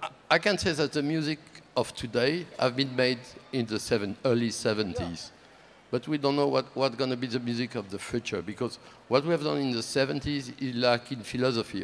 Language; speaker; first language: English; non-native, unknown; French